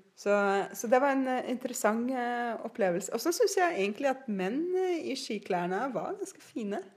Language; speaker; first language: Norwegian; non-native, fluent; Russian